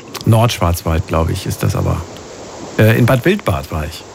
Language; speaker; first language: German; native; German